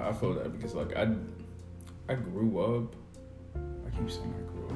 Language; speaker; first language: English; non-native, local second language; Yoruba